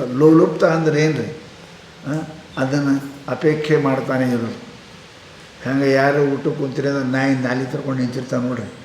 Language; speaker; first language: Kannada; native; Kannada